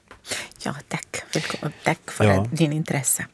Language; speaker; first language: Swedish; non-native, fluent; Arabic